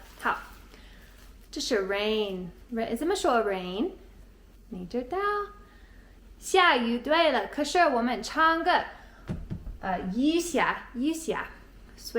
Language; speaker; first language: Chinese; non-native, learner; English